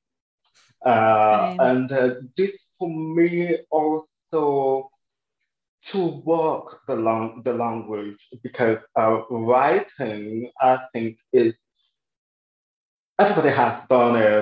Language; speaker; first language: English; non-native, local second language; French